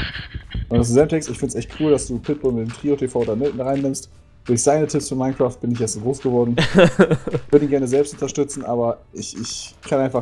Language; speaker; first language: German; native; German